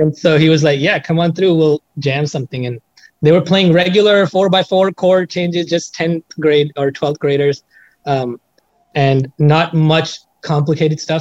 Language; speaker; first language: English; non-native, local second language; Hindi